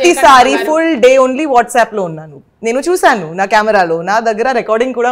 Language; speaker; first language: Telugu; non-native, learner; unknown